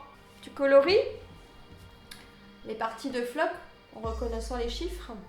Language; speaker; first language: French; native; French